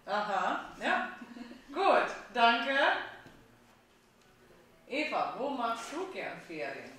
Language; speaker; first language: German; non-native, fluent; Italian